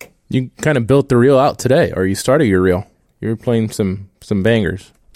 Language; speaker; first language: English; native; English